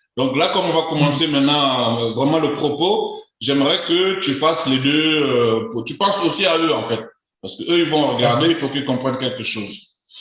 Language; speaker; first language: French; native; French